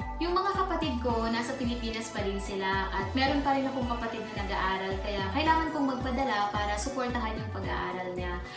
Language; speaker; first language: Filipino; non-native, local second language; Bikol